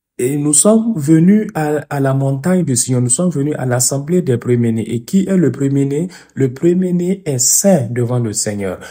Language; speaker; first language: French; non-native, fluent; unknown